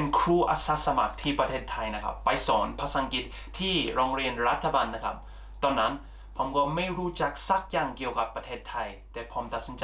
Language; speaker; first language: Thai; non-native, fluent; English